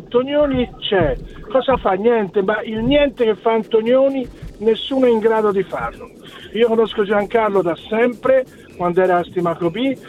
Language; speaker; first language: Italian; native; Italian